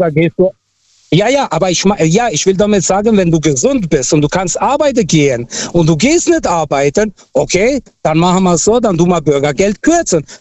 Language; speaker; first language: German; early bilingual, other home language; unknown